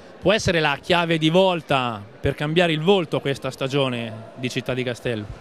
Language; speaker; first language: Italian; native; Italian